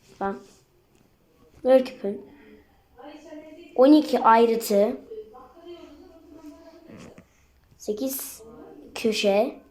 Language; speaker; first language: Turkish; native; Turkish